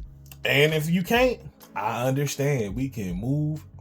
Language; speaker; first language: English; native; English